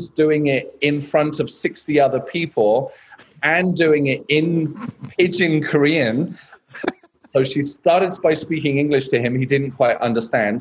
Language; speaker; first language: English; native; English